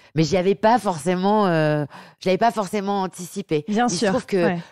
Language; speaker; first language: French; native; French